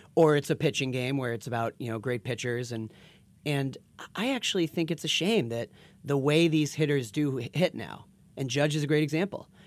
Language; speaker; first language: English; native; English